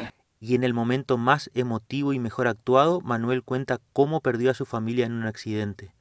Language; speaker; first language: Spanish; native; Spanish